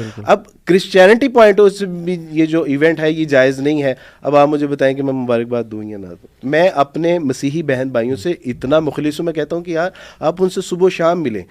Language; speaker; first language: Urdu; non-native, local second language; Punjabi